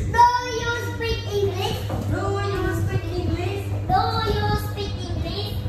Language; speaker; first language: English; non-native, learner; Khmer